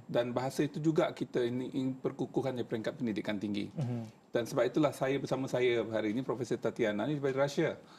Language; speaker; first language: Malay; native; Malay